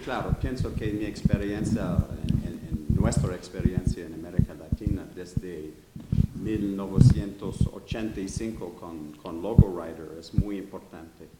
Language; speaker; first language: Spanish; non-native, learner; English